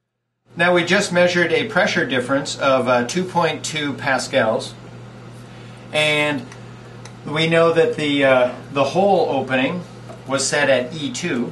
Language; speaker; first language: English; native; English